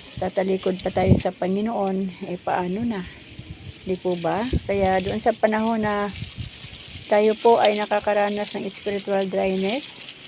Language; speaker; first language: Filipino; non-native, local second language; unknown